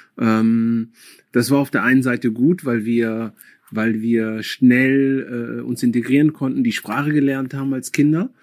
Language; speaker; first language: German; early bilingual, other home language; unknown